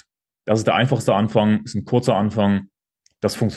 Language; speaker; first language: German; native; German